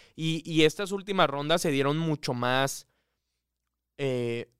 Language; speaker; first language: Spanish; native; Spanish